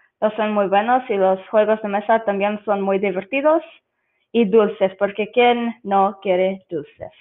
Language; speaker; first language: Spanish; non-native, learner; English